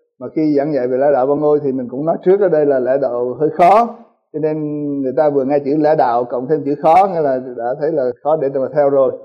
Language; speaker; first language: Vietnamese; early bilingual, heritage; Vietnamese